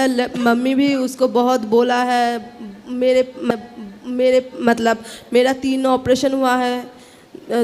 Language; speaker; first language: Hindi; non-native, local second language; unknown